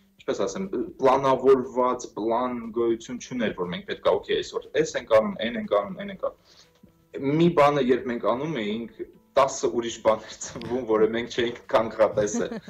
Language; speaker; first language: Armenian; native; Armenian